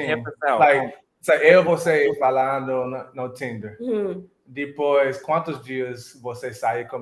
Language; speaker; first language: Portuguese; non-native, learner; English